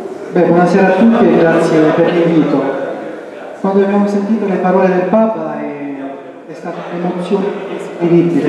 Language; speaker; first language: Italian; non-native, fluent; Armenian